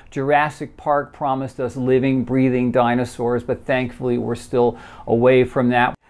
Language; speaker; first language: English; native; English